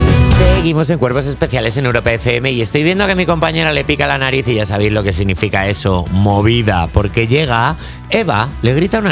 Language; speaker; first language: Spanish; native; Spanish